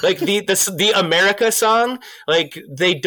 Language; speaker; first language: English; native; English